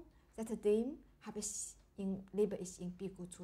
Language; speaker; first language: German; non-native, learner; Chinese